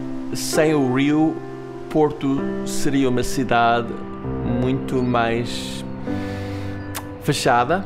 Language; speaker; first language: Portuguese; non-native, fluent; English